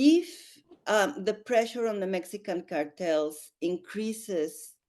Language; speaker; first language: English; non-native, fluent; Spanish